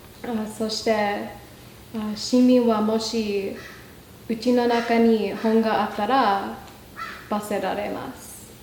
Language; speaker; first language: Japanese; non-native, fluent; English